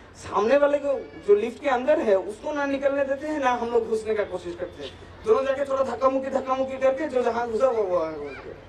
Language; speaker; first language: Hindi; non-native, local second language; Bangla